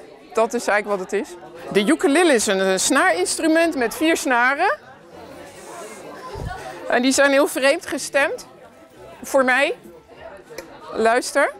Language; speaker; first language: Dutch; native; Dutch